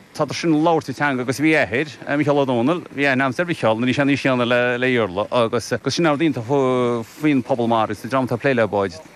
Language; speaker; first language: Irish; native; Irish